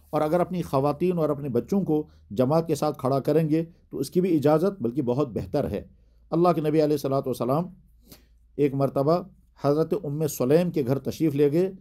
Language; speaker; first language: Urdu; non-native, local second language; Kashmiri